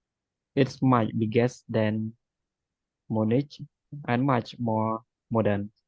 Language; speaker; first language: English; non-native, learner; Khmer